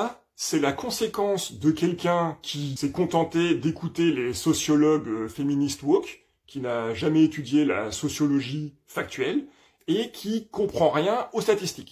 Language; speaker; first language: French; native; French